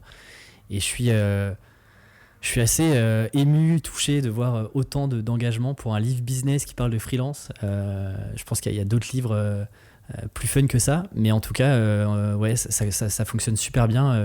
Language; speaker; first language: French; native; French